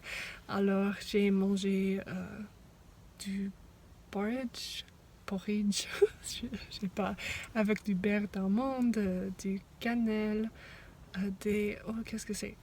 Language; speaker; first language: French; non-native, fluent; English